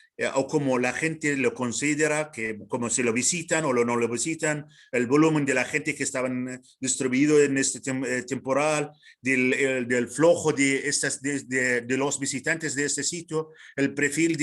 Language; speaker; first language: Spanish; non-native, fluent; Arabic